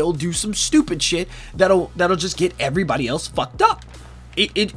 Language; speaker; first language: English; native; English